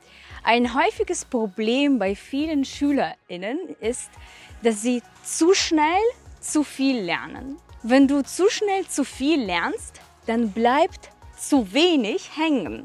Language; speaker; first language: German; non-native, fluent; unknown